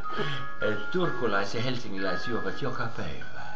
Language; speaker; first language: Finnish; non-native, learner; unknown